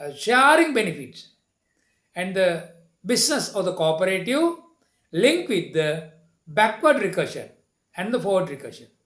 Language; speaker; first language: English; non-native, local second language; Sinhala